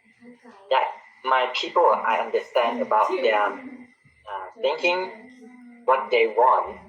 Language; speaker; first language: English; non-native, learner; Khmer